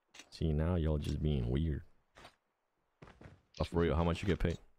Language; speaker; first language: English; early bilingual, other home language; Spanish